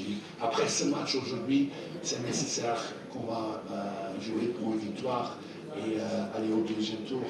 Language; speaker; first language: French; non-native, fluent; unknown